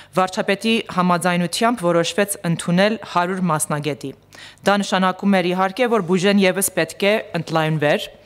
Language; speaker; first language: Armenian; early bilingual, heritage; Armenian